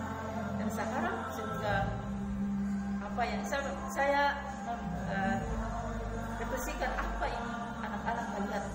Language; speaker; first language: Indonesian; non-native, learner; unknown